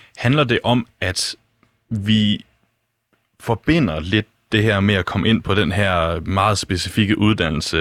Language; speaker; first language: Danish; native; Danish